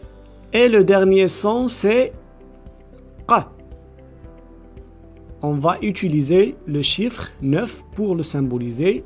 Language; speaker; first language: French; non-native, local second language; Arabic